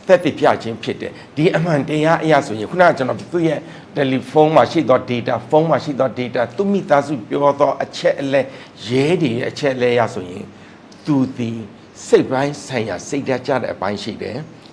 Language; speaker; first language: Burmese; non-native, local second language; S'gaw Karen